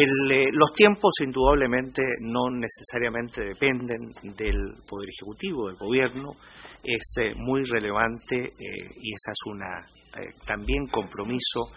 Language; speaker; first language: Spanish; native; Spanish